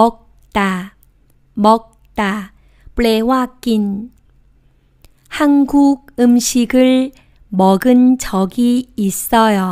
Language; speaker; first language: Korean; non-native, fluent; Thai